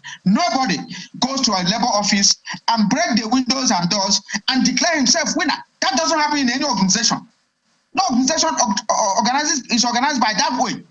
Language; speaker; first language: English; non-native, local second language; Igbo